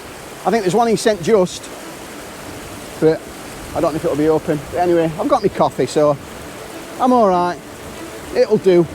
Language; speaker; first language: English; native; English